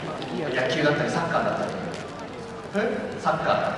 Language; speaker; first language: Japanese; native; Japanese